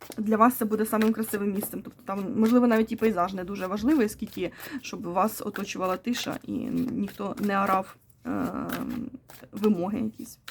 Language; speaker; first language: Ukrainian; non-native, local second language; Russian